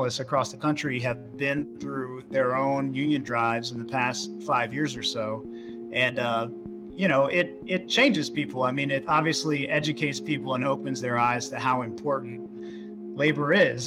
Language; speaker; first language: English; native; English